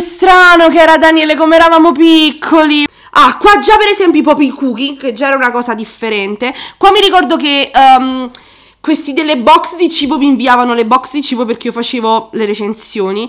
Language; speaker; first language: Italian; native; Italian